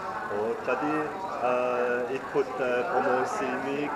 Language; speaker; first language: Indonesian; non-native, fluent; German